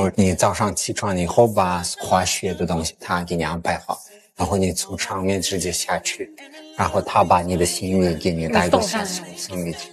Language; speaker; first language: Chinese; non-native, fluent; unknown